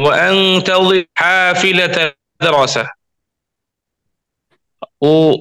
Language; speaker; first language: Arabic; non-native, learner; Bangla